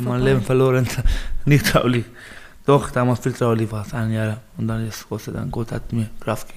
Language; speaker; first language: German; non-native, learner; Baluchi